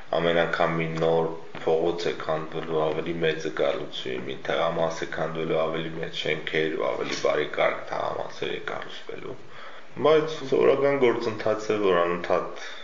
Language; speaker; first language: Armenian; native; Armenian